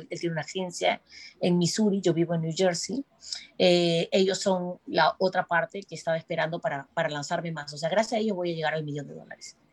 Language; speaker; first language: Spanish; native; Spanish